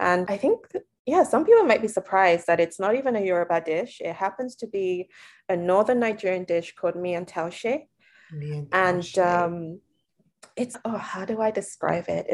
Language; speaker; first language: English; non-native, local second language; Yoruba